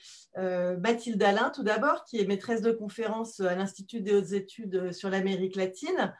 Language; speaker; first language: French; native; French